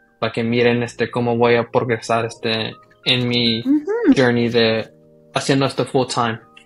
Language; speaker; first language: Spanish; early bilingual, heritage; Spanish